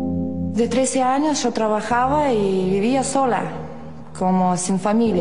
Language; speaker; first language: Spanish; non-native, learner; Lithuanian